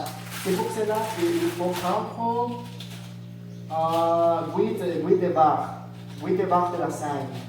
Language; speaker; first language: French; non-native, learner; Spanish